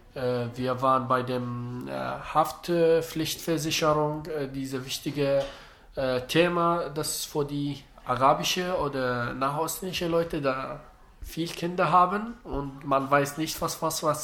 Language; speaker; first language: German; non-native, learner; Arabic